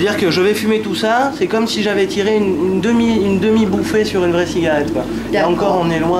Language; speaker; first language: French; native; French